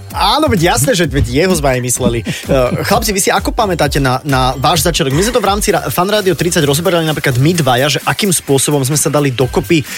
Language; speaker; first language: Slovak; native; Slovak